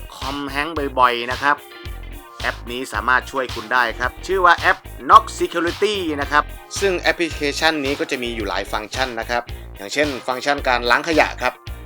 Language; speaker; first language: Thai; native; Thai